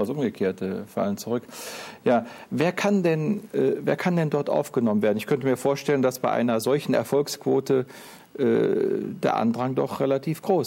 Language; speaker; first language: German; native; German